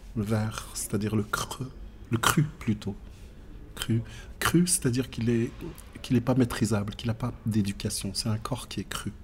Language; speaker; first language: French; non-native, local second language; Tachelhit